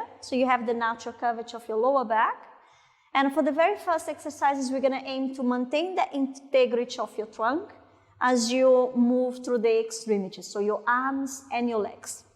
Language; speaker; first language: English; non-native, fluent; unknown